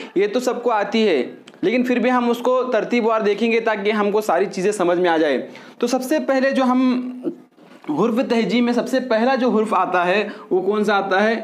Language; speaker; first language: Hindi; native; Hindi